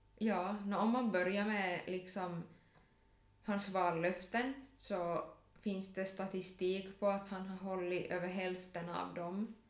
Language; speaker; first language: Swedish; native; Swedish